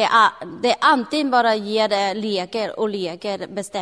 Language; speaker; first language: Swedish; non-native, learner; Thai